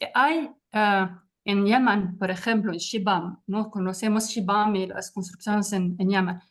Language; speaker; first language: Spanish; non-native, fluent; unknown